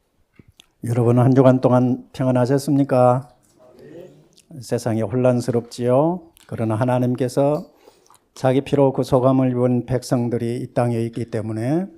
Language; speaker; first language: Korean; native; Korean